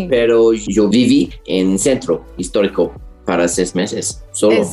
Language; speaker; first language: Spanish; non-native, learner; English